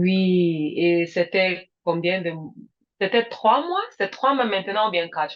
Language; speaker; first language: French; non-native, learner; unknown